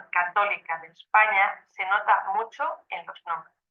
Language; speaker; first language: Spanish; non-native, learner; Ukrainian